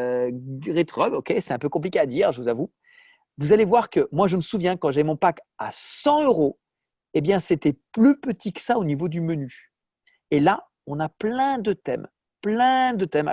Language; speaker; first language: French; native; French